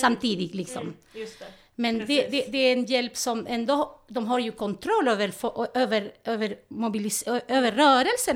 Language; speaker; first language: Swedish; non-native, fluent; Spanish